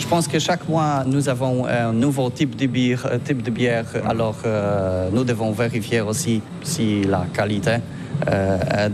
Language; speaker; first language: French; non-native, learner; Polish